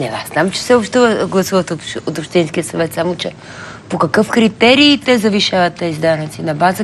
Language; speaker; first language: Bulgarian; native; Bulgarian